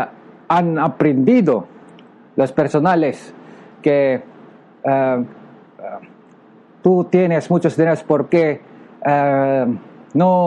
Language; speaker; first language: Spanish; non-native, learner; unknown